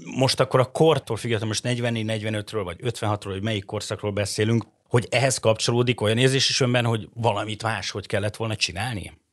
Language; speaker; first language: Hungarian; native; Hungarian